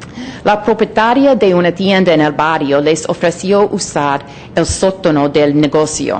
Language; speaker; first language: Spanish; non-native, fluent; English